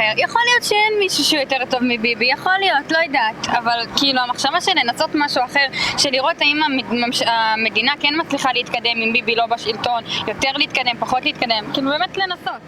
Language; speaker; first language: Hebrew; native; Hebrew